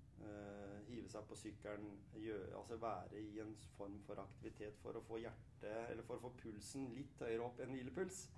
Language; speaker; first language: Norwegian; native; Norwegian